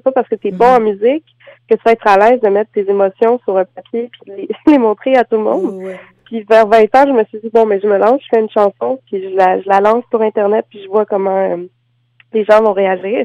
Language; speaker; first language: French; native; French